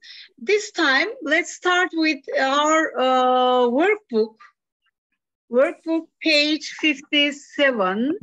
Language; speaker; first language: English; non-native, fluent; Turkish